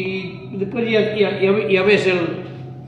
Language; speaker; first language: Spanish; native; Spanish